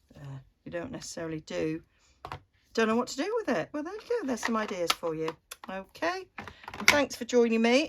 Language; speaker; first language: English; native; English